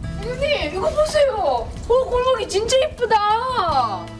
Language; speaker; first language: Korean; non-native, fluent; Uzbek